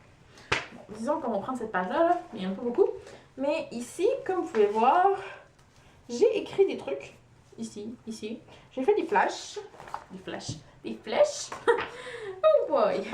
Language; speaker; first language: French; native; French